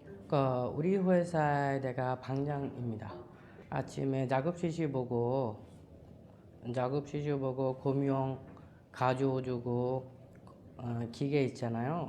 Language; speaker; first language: Korean; non-native, learner; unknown